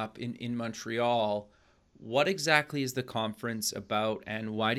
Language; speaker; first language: English; native; English